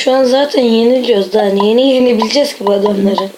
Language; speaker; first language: Turkish; native; Turkish